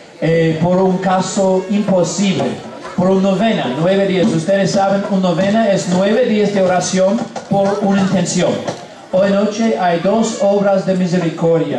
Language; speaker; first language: Spanish; non-native, learner; English